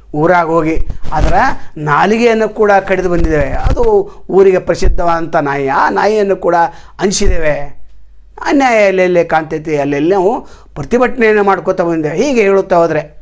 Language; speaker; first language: Kannada; native; Kannada